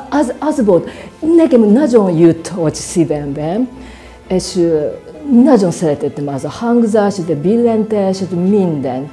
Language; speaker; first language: Hungarian; non-native, learner; Japanese